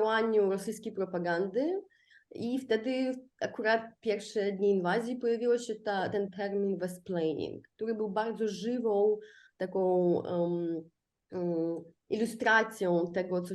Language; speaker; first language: Polish; non-native, fluent; Ukrainian